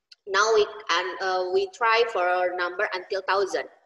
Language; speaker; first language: English; non-native, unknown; Indonesian